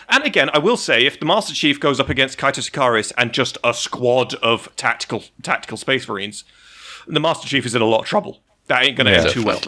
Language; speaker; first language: English; native; English